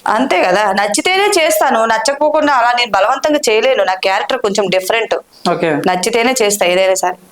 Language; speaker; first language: Telugu; native; Telugu